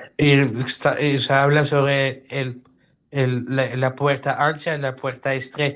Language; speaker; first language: Spanish; non-native, fluent; Dutch